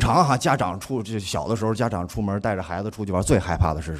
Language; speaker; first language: Chinese; native; Chinese